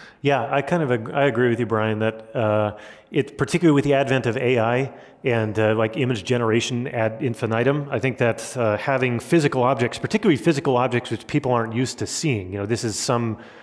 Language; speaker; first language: English; native; English